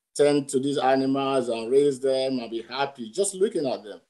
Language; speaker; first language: English; non-native, local second language; Yoruba